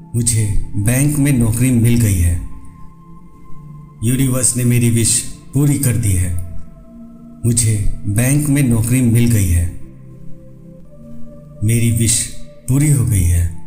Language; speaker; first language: Hindi; native; Hindi